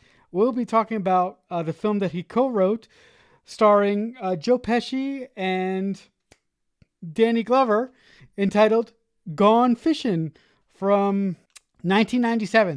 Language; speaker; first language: English; native; English